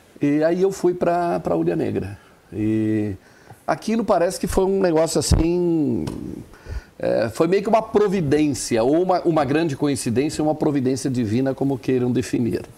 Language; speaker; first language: Portuguese; non-native, local second language; German